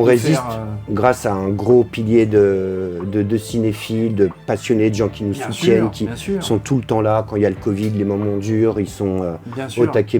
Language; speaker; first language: French; native; French